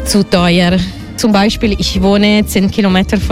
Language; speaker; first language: German; non-native, learner; Italian